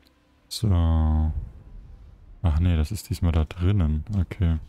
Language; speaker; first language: German; native; German